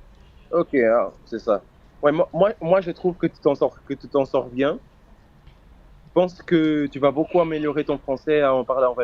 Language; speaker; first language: French; non-native, fluent; Portuguese